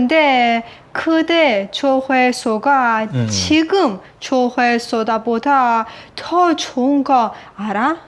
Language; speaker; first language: Korean; non-native, learner; Persian